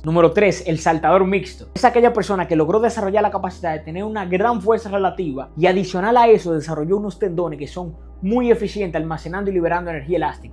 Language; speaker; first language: Spanish; native; Spanish